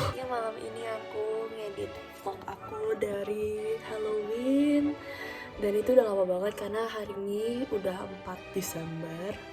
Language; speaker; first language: Indonesian; native; Indonesian